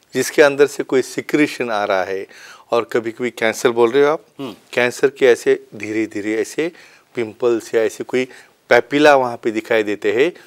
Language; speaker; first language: Hindi; non-native, local second language; Marathi